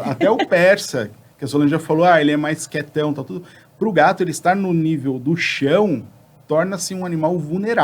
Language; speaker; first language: Portuguese; native; Portuguese